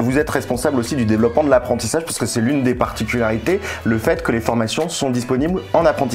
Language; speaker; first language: French; native; French